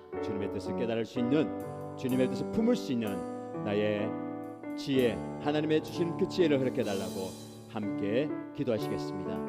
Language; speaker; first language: Korean; native; Korean